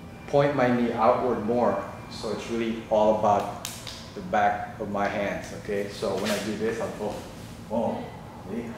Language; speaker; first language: English; native; English